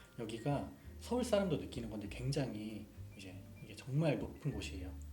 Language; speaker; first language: Korean; native; Korean